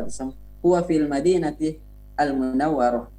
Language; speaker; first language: Arabic; non-native, learner; Indonesian